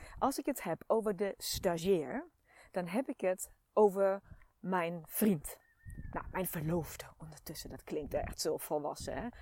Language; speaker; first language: Dutch; native; Dutch